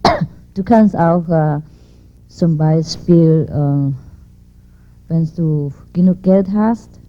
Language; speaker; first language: German; non-native, learner; Vietnamese